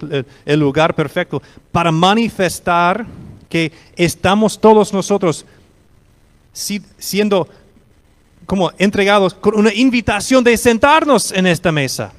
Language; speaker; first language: Spanish; non-native, fluent; English